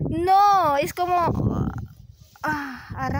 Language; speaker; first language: Spanish; non-native, fluent; Filipino